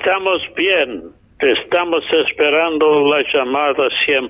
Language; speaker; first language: Spanish; non-native, fluent; English